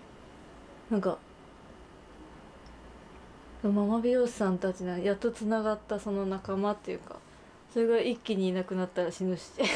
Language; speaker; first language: Japanese; native; Japanese